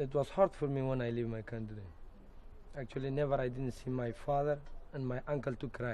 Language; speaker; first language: English; non-native, learner; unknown